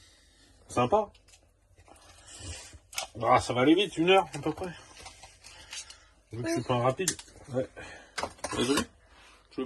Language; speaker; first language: French; native; French